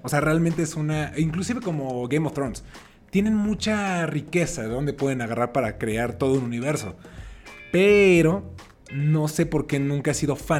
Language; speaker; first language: Spanish; native; Spanish